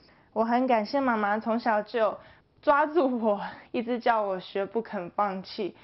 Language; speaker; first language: Chinese; early bilingual, heritage; Chinese